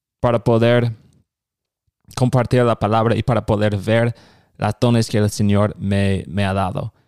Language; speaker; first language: Spanish; non-native, fluent; English